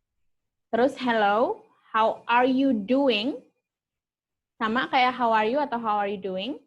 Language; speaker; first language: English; non-native, fluent; Indonesian